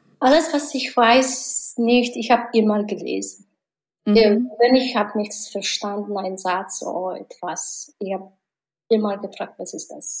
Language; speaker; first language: German; non-native, learner; Mongolian